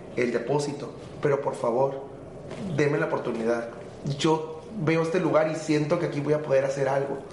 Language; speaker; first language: Spanish; native; Spanish